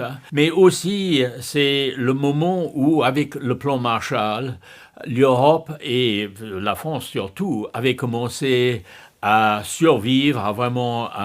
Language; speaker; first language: French; non-native, fluent; English